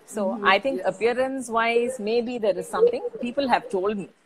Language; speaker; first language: English; non-native, local second language; Tamil